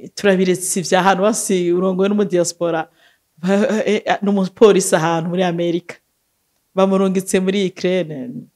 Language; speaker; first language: Rundi; native; Rundi